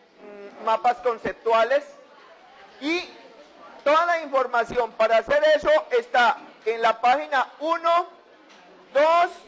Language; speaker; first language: Spanish; native; Spanish